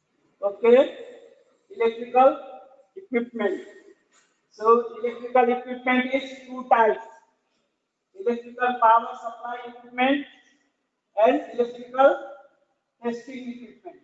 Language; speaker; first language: English; non-native, learner; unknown